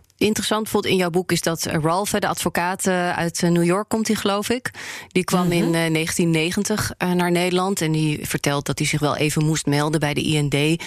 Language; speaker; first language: Dutch; native; Dutch